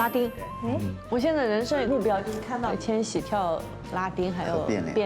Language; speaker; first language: Chinese; native; Chinese